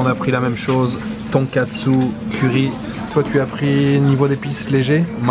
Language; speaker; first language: French; native; French